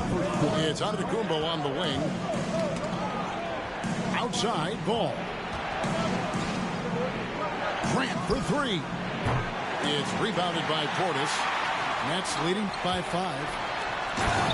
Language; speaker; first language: English; native; English